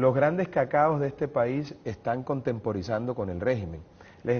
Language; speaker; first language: Spanish; native; Spanish